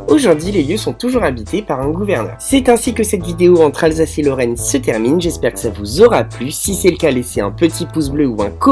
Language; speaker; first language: French; native; French